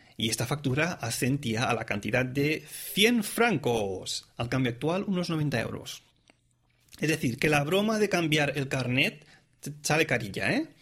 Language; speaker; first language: Spanish; non-native, local second language; Catalan